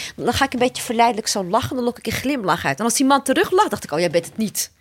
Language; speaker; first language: Dutch; early bilingual, other home language; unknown